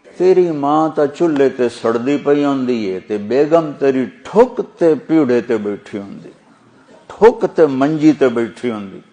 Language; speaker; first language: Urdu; non-native, local second language; Punjabi